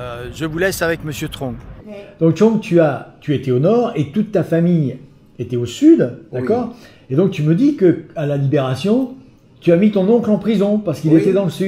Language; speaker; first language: French; native; French